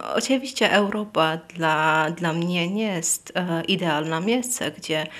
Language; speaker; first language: Polish; non-native, fluent; Armenian